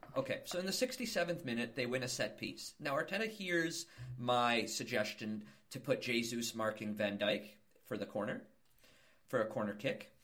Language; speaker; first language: English; native; English